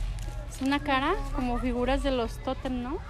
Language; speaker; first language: Spanish; native; Spanish